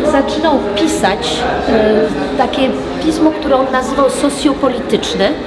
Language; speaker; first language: Polish; early bilingual, heritage; French